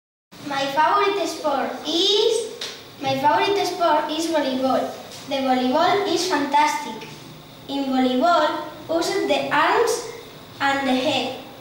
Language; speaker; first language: English; non-native, learner; Spanish